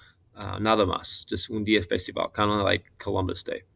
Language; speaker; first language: Spanish; non-native, fluent; English